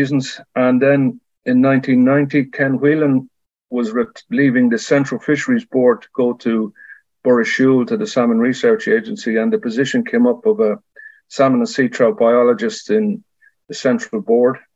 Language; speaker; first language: English; native; English